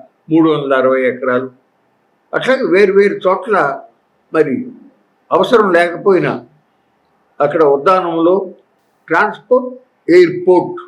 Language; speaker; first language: Telugu; native; Telugu